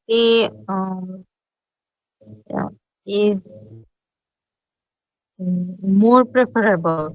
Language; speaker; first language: English; non-native, learner; Bangla